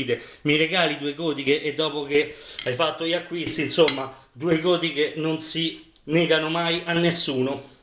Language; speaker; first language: Italian; native; Italian